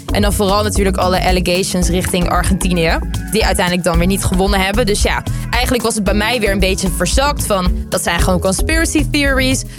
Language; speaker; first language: Dutch; early bilingual, other home language; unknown